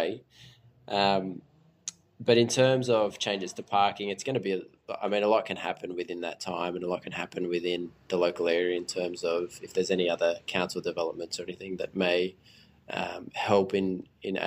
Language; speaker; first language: English; native; English